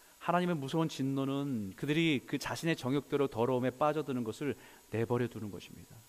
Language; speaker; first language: Korean; native; Korean